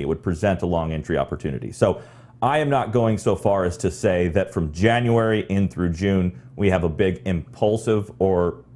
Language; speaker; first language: English; native; English